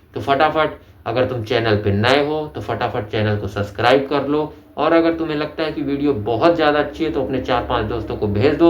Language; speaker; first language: Hindi; native; Hindi